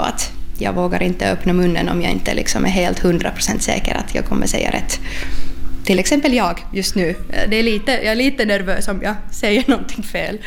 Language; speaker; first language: Swedish; non-native, local second language; Finnish